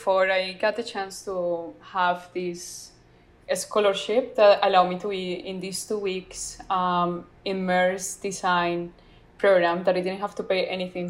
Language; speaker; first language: English; non-native, fluent; Spanish